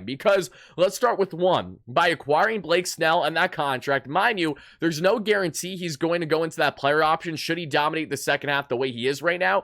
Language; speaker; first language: English; native; English